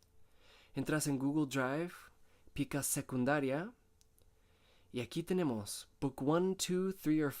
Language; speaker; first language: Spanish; non-native, fluent; English